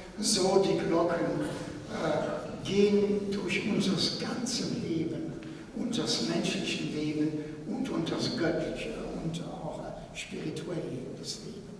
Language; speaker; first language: German; non-native, fluent; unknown